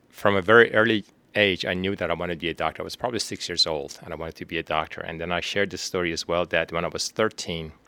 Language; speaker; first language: English; non-native, fluent; Persian